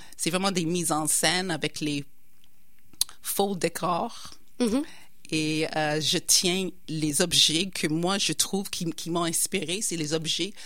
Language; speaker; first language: French; non-native, fluent; English